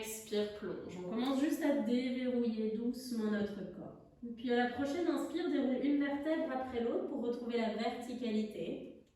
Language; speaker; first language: French; native; French